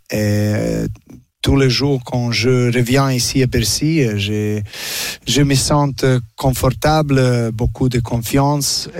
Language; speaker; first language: French; non-native, learner; Serbian